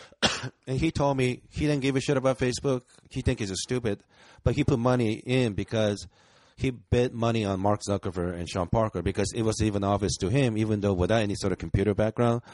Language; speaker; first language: English; early bilingual, other home language; Japanese